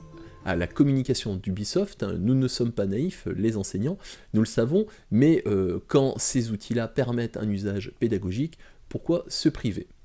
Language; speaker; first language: French; native; French